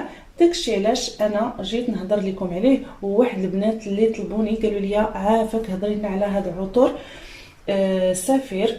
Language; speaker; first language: Arabic; native; Arabic